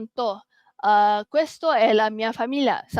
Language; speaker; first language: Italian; non-native, learner; Malay